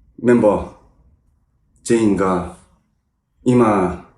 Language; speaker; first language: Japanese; non-native, learner; Korean